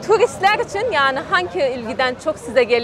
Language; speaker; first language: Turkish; non-native, learner; Persian